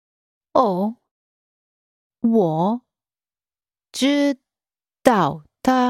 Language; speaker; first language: Chinese; non-native, learner; English